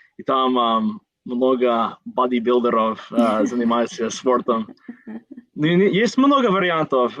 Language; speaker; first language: Russian; non-native, learner; English